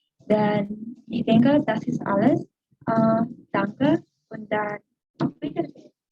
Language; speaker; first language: German; non-native, learner; Indonesian